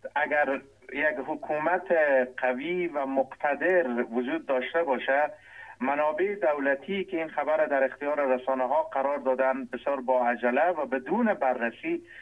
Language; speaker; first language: Persian; native; Persian